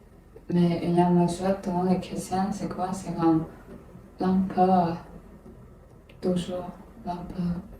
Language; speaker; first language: French; non-native, learner; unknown